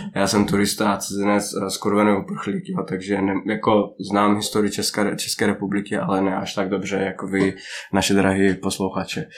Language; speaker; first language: Czech; non-native, fluent; Russian